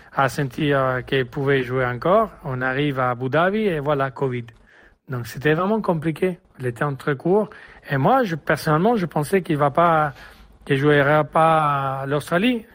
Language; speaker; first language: French; non-native, fluent; Spanish